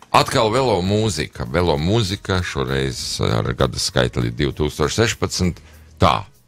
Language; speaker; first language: Latvian; native; Latvian